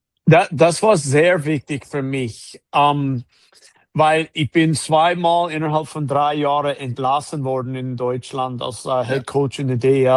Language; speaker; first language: German; non-native, fluent; English